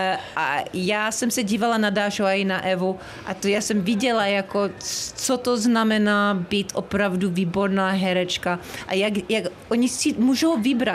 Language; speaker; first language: Czech; early bilingual, heritage; Czech